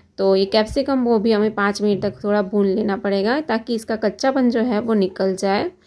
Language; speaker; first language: Hindi; non-native, local second language; Gujarati